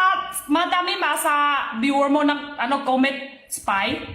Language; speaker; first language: Filipino; non-native, learner; Chinese